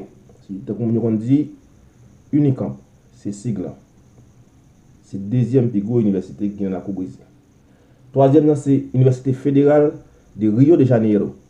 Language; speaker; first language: French; non-native, local second language; Haitian Creole